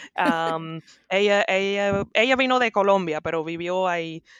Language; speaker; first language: Spanish; non-native, learner; English